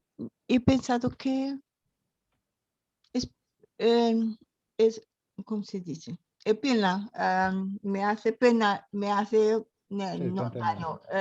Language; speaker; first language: Spanish; non-native, learner; Portuguese